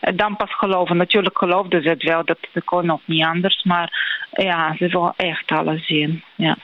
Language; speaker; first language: Dutch; non-native, fluent; Bulgarian